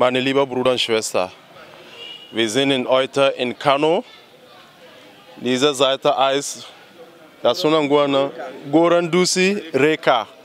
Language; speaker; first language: German; non-native, learner; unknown